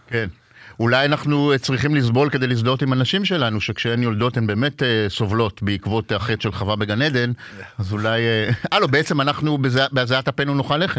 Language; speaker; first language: Hebrew; native; Hebrew